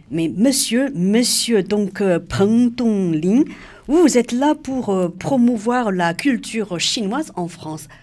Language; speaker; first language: French; native; French